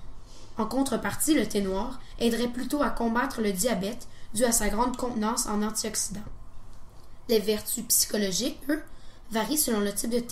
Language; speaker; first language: French; native; French